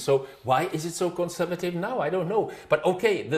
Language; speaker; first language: English; non-native, fluent; Czech